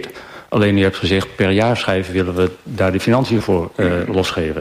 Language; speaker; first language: Dutch; native; Dutch